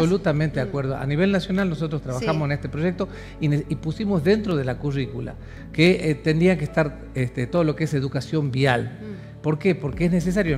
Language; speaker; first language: Spanish; native; Spanish